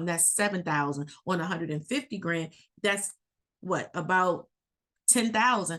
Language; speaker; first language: English; native; English